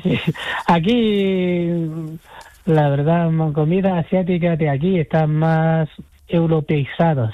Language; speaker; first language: Spanish; non-native, fluent; Chinese